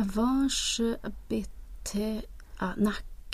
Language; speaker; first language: French; non-native, learner; Swedish